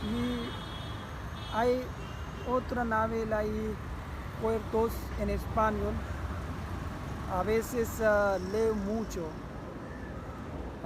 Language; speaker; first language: Spanish; non-native, learner; Urdu